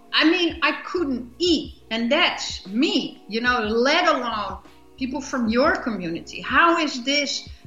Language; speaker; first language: English; non-native, fluent; Dutch